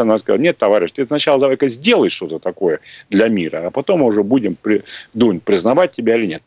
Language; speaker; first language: Russian; native; Russian